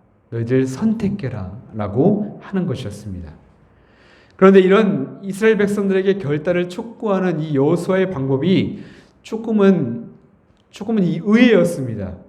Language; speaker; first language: Korean; native; Korean